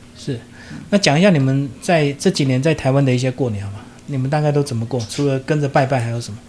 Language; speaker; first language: Chinese; native; Chinese